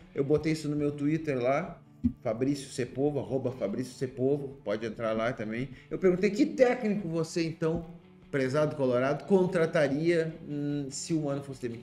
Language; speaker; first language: Portuguese; native; Portuguese